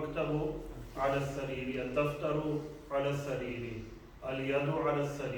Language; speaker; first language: Arabic; non-native, fluent; Urdu